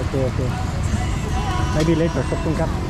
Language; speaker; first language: English; non-native, fluent; German